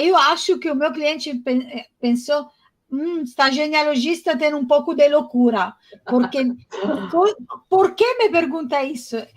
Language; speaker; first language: Portuguese; non-native, fluent; Italian